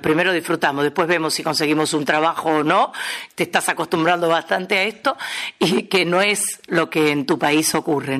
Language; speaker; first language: Spanish; native; Spanish